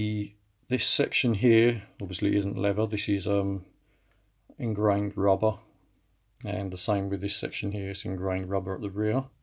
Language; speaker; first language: English; native; English